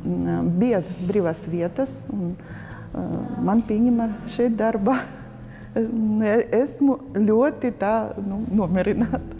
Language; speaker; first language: Latvian; non-native, local second language; Russian